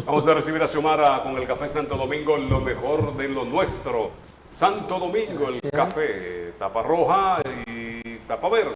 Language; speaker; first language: Spanish; native; Spanish